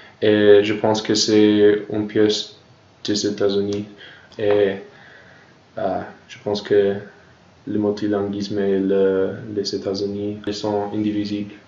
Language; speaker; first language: French; non-native, learner; English